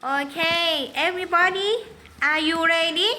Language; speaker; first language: English; non-native, learner; Thai